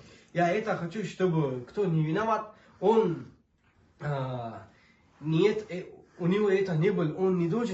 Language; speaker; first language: Russian; non-native, learner; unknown